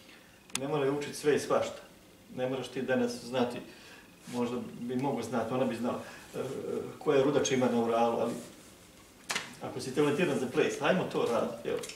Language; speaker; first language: Croatian; native; Croatian